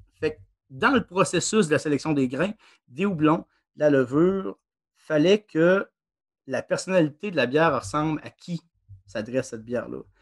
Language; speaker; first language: French; native; French